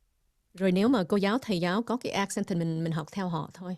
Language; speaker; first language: Vietnamese; early bilingual, heritage; English